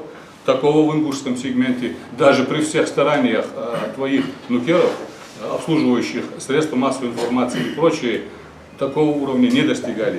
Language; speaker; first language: Russian; non-native, local second language; Ingush